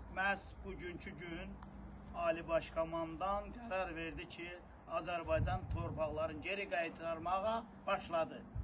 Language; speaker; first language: Azerbaijani; non-native, local second language; Talysh